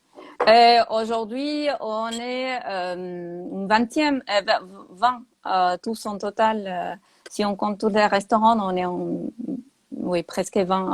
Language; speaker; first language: French; non-native, fluent; Spanish